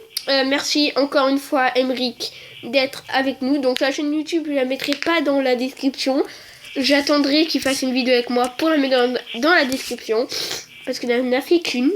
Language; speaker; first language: French; native; French